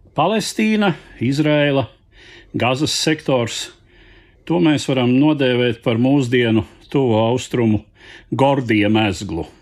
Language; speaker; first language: Latvian; native; Latvian